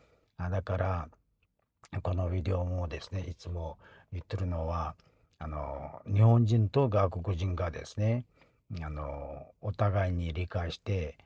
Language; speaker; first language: Japanese; non-native, fluent; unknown